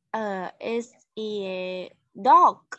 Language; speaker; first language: English; non-native, learner; Vietnamese